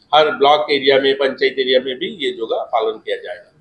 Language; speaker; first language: Hindi; non-native, local second language; Bangla